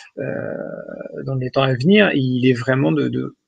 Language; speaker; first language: French; native; French